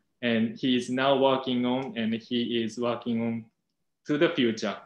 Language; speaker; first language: English; non-native, fluent; Japanese